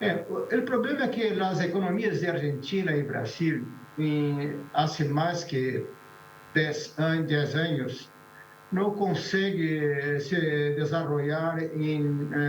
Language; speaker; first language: Spanish; non-native, fluent; Portuguese